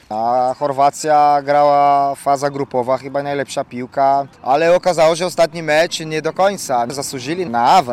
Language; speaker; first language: Polish; non-native, fluent; Portuguese